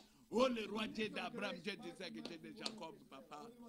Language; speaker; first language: French; non-native, local second language; Lingala